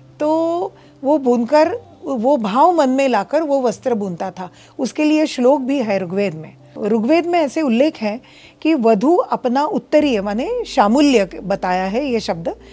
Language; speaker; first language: Hindi; non-native, local second language; Marathi